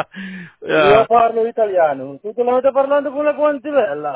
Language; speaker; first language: Spanish; native; Spanish